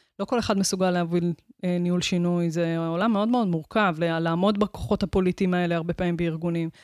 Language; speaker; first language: Hebrew; native; Hebrew